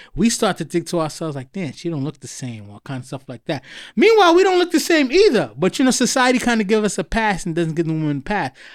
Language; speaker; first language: English; native; English